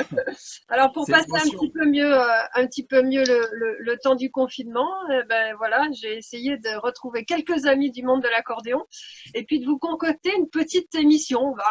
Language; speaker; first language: French; native; French